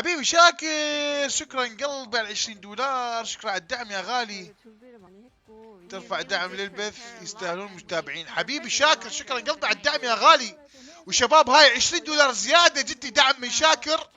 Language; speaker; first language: Arabic; native; Arabic